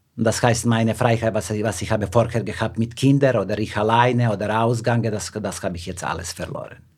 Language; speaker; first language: German; non-native, fluent; Serbian